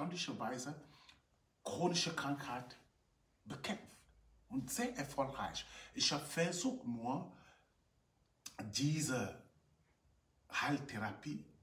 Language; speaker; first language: German; non-native, fluent; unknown